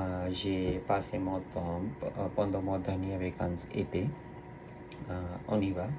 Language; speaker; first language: French; non-native, learner; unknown